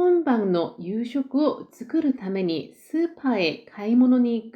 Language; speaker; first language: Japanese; non-native, fluent; Korean